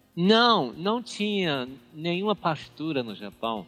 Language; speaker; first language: Portuguese; non-native, fluent; Japanese